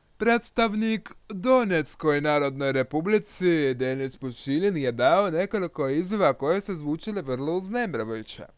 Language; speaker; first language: Croatian; non-native, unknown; Russian